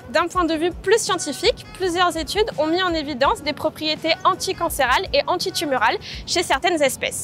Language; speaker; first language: French; native; French